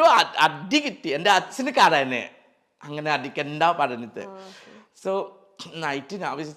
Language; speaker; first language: Malayalam; non-native, learner; Assamese